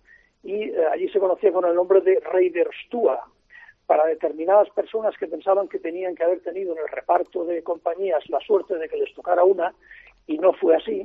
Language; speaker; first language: Spanish; native; Spanish